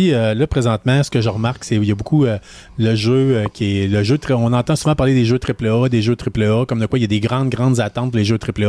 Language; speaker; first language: French; native; French